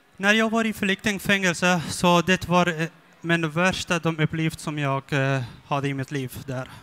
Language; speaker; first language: Swedish; non-native, learner; Persian